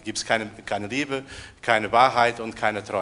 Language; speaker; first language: German; non-native, fluent; Portuguese